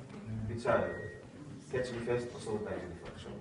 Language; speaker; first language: Danish; non-native, fluent; Arabic